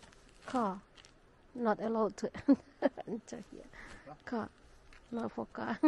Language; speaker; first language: English; non-native, learner; Indonesian